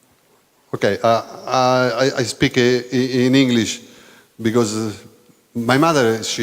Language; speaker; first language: English; non-native, learner; Italian